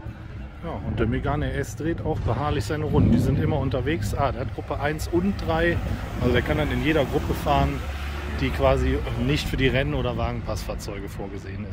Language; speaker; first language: German; native; German